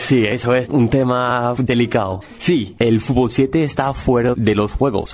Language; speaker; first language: Spanish; non-native, fluent; English